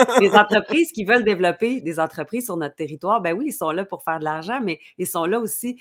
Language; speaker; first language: French; native; French